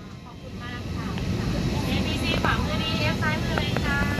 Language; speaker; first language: Thai; native; Thai